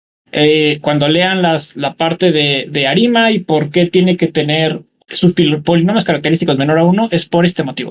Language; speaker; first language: Spanish; native; Spanish